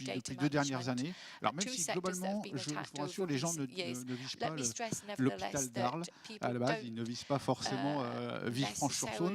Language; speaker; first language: French; native; French